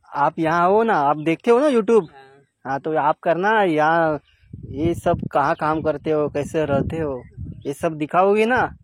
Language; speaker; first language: Hindi; non-native, local second language; Marathi